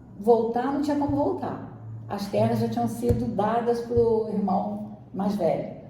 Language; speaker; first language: Portuguese; native; Portuguese